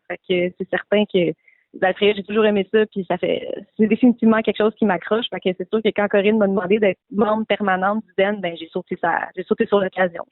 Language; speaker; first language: French; native; French